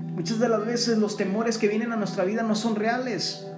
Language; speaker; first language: Spanish; early bilingual, heritage; Spanish